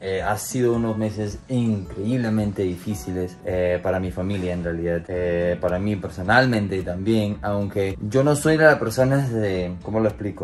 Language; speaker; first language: Spanish; non-native, fluent; English